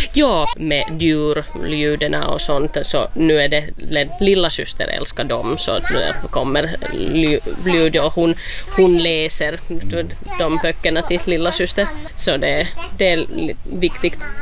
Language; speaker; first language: Swedish; non-native, local second language; Finnish